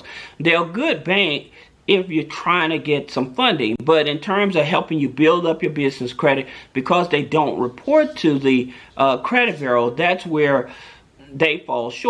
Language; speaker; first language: English; native; English